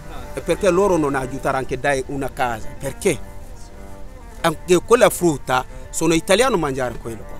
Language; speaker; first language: Italian; non-native, learner; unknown